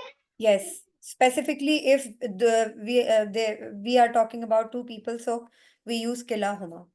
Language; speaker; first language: English; non-native, learner; Urdu